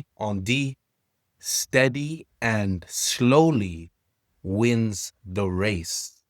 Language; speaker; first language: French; non-native, fluent; English